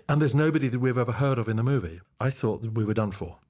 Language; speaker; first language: English; native; English